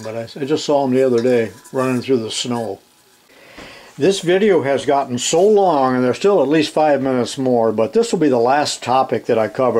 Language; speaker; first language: English; native; English